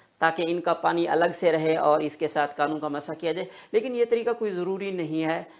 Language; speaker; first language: Urdu; native; Urdu